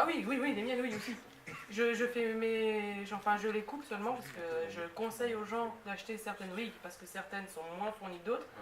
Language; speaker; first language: French; native; French